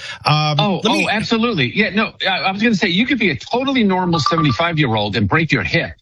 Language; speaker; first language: English; native; English